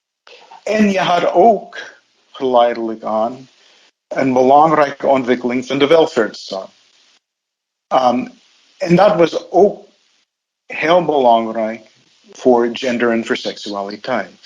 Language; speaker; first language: Dutch; non-native, fluent; English